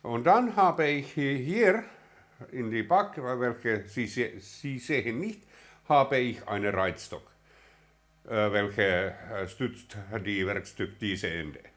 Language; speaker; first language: German; non-native, learner; Finnish